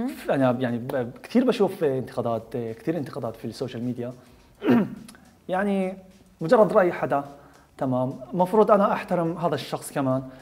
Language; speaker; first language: Arabic; non-native, fluent; Korean